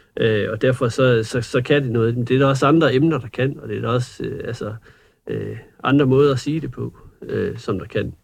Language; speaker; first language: Danish; native; Danish